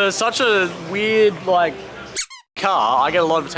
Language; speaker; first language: English; native; English